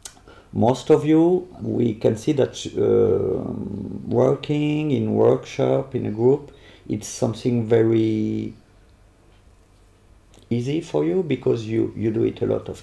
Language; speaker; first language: English; non-native, learner; French